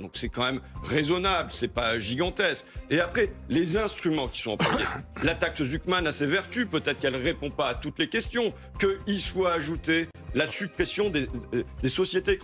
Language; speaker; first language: French; native; French